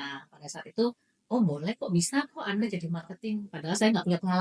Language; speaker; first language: Indonesian; native; Indonesian